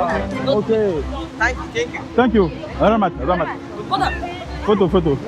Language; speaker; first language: English; non-native, learner; French